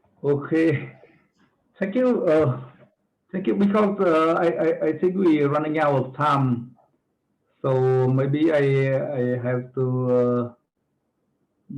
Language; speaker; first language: English; non-native, fluent; Vietnamese